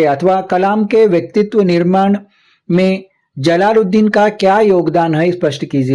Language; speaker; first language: Hindi; non-native, local second language; Kannada